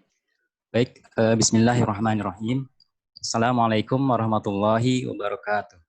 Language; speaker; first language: Indonesian; native; Indonesian